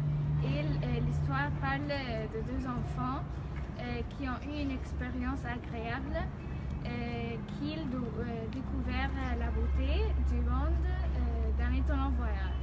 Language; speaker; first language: French; non-native, fluent; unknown